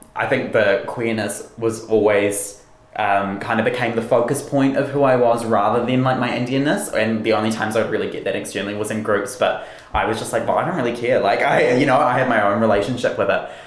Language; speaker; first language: English; native; English